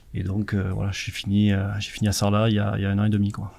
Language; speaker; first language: French; native; French